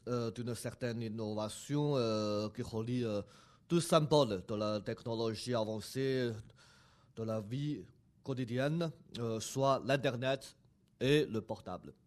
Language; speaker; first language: French; non-native, fluent; Chinese